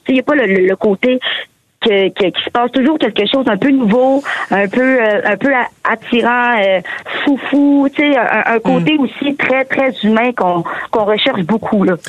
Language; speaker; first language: French; native; French